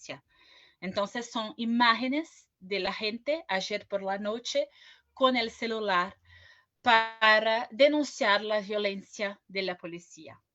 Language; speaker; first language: Spanish; non-native, fluent; Portuguese